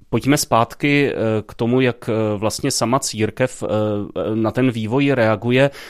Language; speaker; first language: Czech; native; Czech